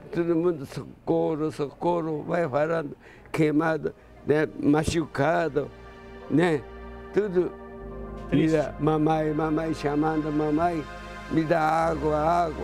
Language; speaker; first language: Portuguese; non-native, learner; Japanese